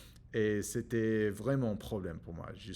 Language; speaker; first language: French; non-native, learner; English